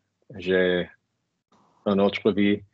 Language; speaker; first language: French; non-native, learner; English